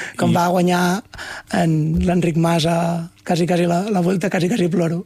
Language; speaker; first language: Catalan; native; Catalan